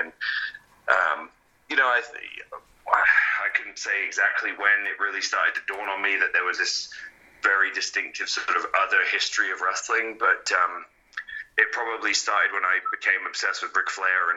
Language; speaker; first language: English; native; English